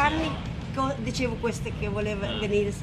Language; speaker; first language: Italian; native; Italian